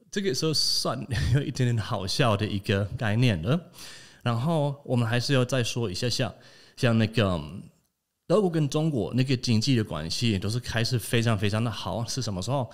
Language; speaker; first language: Chinese; non-native, fluent; German